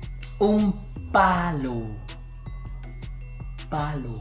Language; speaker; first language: Spanish; native; Spanish